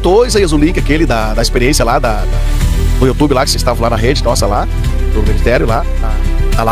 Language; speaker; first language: Portuguese; native; Portuguese